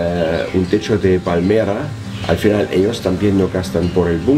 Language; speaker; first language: Spanish; non-native, learner; German